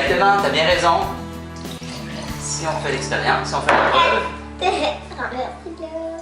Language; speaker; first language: French; native; French